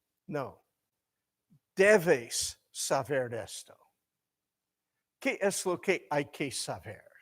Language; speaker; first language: Spanish; non-native, fluent; English